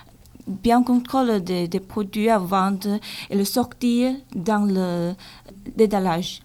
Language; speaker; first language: French; non-native, learner; Chinese